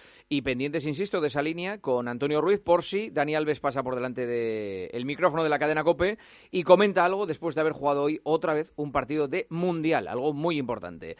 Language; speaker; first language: Spanish; native; Spanish